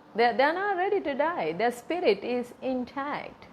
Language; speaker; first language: English; non-native, local second language; Sinhala